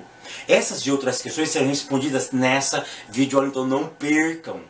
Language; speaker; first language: Portuguese; native; Portuguese